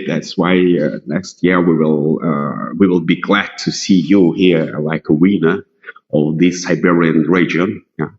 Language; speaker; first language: English; non-native, fluent; Russian